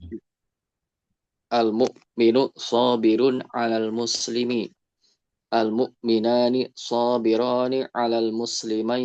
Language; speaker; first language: Arabic; non-native, learner; Indonesian